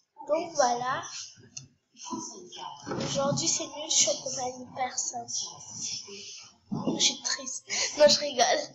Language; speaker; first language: French; native; French